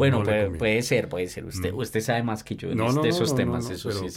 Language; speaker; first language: Spanish; native; Spanish